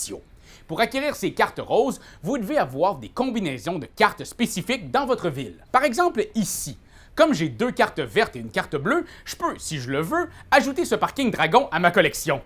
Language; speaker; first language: French; native; French